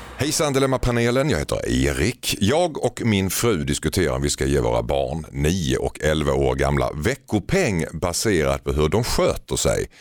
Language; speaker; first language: Swedish; native; Swedish